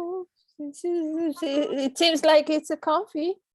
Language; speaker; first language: English; non-native, fluent; Spanish